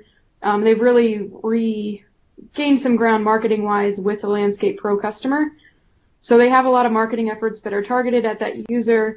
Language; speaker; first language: English; native; English